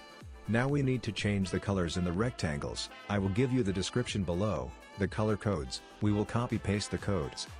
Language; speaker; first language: English; non-native, fluent; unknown